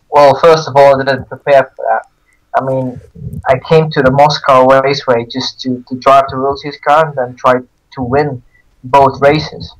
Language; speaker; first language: English; non-native, fluent; Dutch